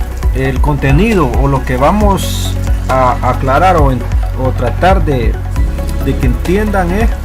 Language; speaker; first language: Spanish; native; Spanish